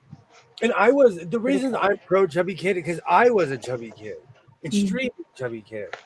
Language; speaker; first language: English; native; English